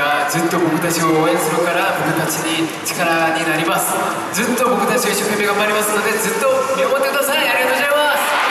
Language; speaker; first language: Japanese; non-native, fluent; Korean